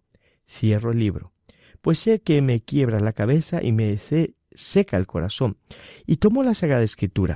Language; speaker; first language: Spanish; native; Spanish